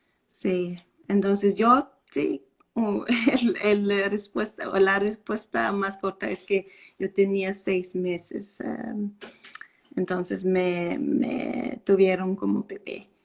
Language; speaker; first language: Spanish; non-native, fluent; Danish